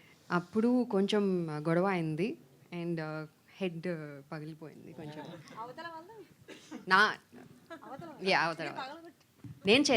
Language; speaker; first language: Telugu; non-native, fluent; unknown